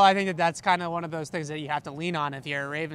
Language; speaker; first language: English; native; English